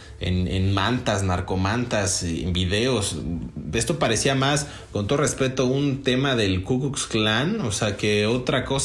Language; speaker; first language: Spanish; native; Spanish